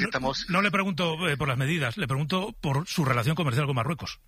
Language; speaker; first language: Spanish; native; Spanish